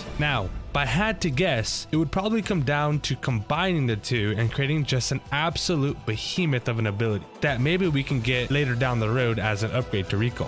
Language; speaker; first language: English; native; English